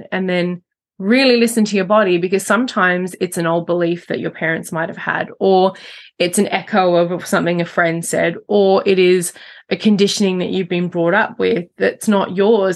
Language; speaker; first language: English; native; English